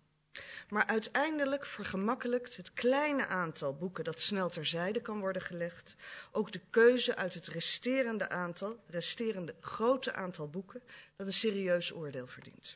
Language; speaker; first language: Dutch; native; Dutch